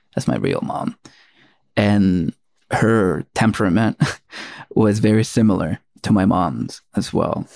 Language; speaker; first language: English; early bilingual, other home language; Spanish